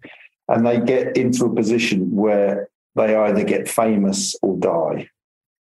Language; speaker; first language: English; native; English